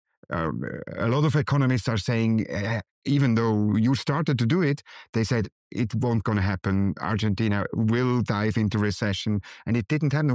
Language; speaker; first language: English; non-native, fluent; German